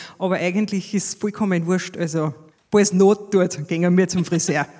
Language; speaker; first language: German; native; German